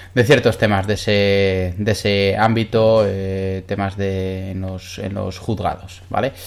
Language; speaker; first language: Spanish; native; Spanish